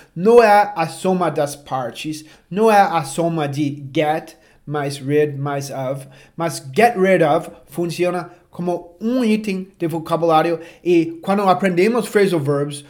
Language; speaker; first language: Portuguese; non-native, fluent; English